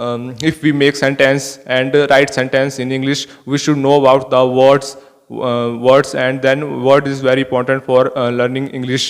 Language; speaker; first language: English; non-native, learner; Hindi